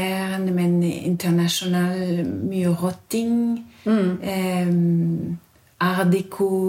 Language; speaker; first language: Norwegian; non-native, fluent; French